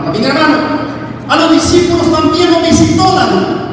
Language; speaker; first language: Spanish; native; Spanish